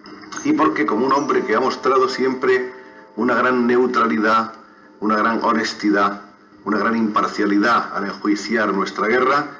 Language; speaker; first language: Spanish; native; Spanish